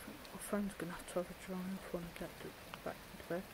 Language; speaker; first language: English; native; English